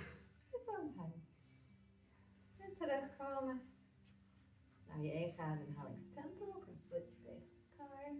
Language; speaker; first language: Dutch; non-native, fluent; Latvian